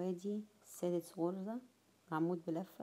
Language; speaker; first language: Arabic; native; Arabic